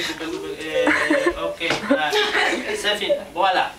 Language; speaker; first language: French; non-native, learner; Portuguese